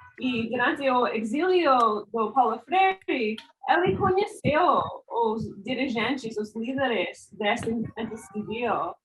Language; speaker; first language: Portuguese; non-native, fluent; English